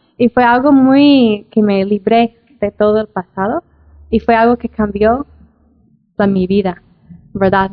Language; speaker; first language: Spanish; non-native, fluent; English